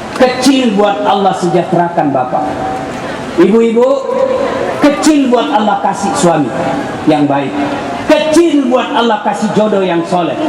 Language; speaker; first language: Indonesian; non-native, local second language; Buginese